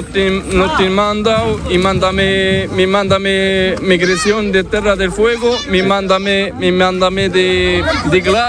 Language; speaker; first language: Spanish; non-native, learner; Arabic